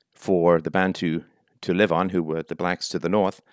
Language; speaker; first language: English; native; English